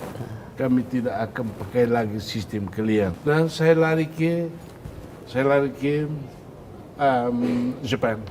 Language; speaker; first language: Indonesian; non-native, fluent; Tetum